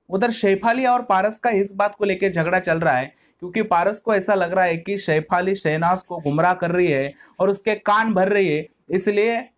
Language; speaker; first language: Hindi; non-native, local second language; Marathi